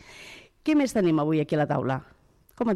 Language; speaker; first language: Catalan; native; Catalan